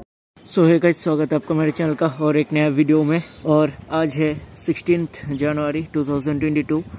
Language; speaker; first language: Hindi; non-native, local second language; Bangla